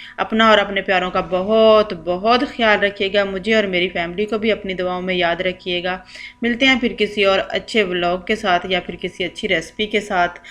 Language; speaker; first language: Urdu; non-native, local second language; Punjabi